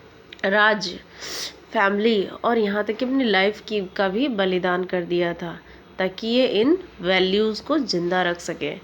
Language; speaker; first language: Hindi; native; Hindi